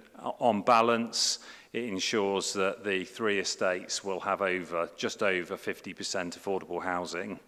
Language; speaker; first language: English; native; English